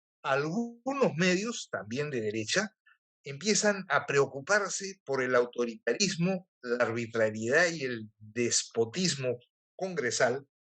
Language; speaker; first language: Spanish; native; Spanish